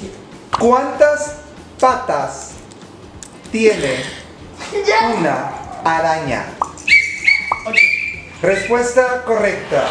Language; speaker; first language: Spanish; native; Spanish